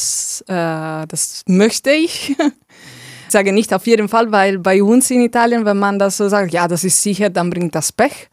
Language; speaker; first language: German; non-native, fluent; Italian